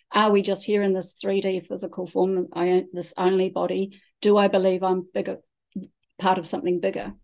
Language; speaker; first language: English; native; English